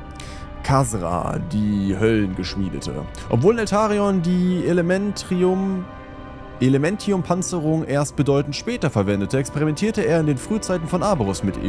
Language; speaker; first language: German; native; German